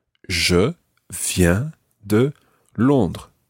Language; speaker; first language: French; non-native, fluent; English